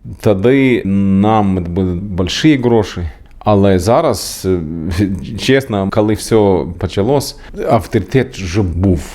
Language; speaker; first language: Ukrainian; non-native, learner; Swedish